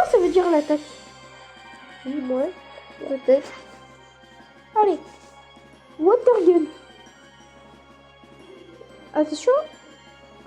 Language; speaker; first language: French; native; French